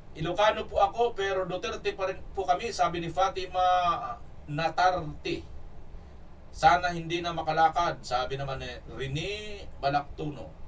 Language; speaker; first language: Filipino; non-native, local second language; Cebuano